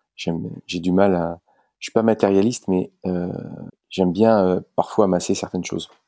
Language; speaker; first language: French; native; French